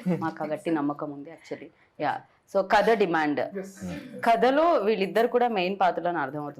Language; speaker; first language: Telugu; native; Telugu